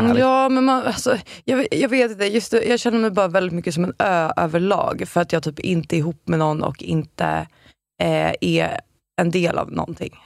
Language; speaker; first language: Swedish; native; Swedish